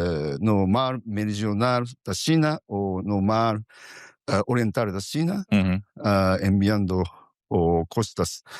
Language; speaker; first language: Portuguese; non-native, fluent; Japanese